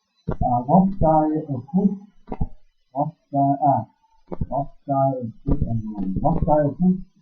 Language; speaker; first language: English; non-native, learner; Vietnamese